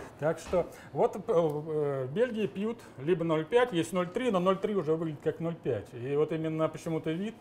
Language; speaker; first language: Russian; native; Russian